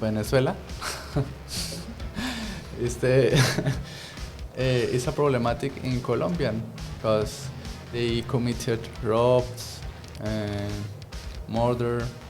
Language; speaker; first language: English; non-native, learner; Spanish